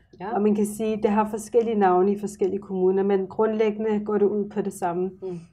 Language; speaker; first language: Danish; early bilingual, other home language; Arabic